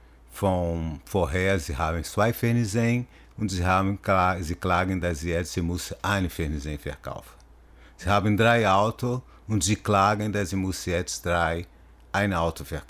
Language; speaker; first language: German; non-native, learner; Portuguese